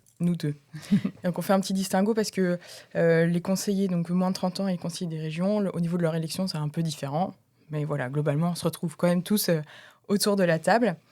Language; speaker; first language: French; native; French